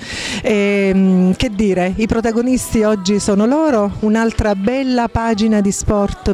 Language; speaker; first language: Italian; native; Italian